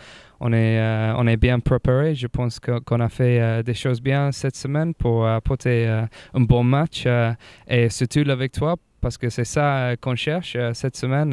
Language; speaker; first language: French; non-native, fluent; English